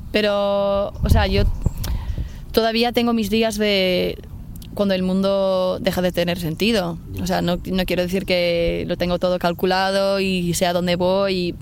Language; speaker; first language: Spanish; non-native, fluent; English